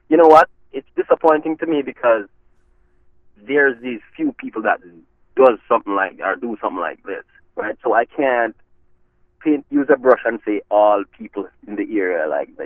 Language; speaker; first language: English; non-native, local second language; Jamaican Creole English